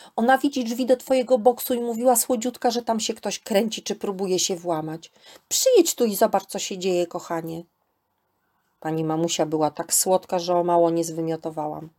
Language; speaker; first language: Polish; native; Polish